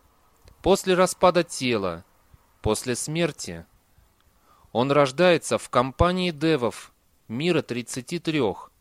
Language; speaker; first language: Russian; native; Russian